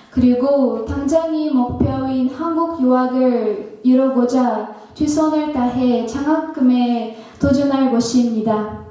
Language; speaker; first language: Korean; non-native, fluent; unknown